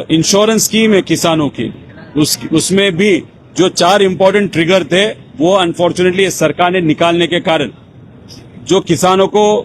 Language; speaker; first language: Hindi; non-native, local second language; Marathi